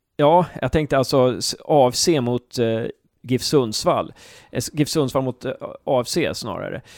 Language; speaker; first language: Swedish; native; Swedish